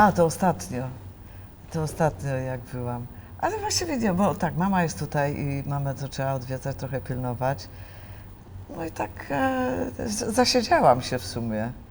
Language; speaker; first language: Polish; native; Polish